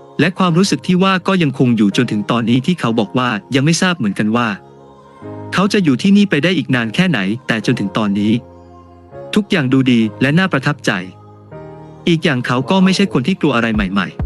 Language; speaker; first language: Thai; native; Thai